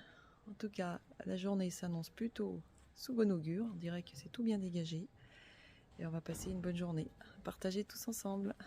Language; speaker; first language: French; native; French